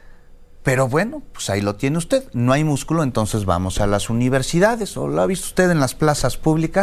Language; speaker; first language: Spanish; native; Spanish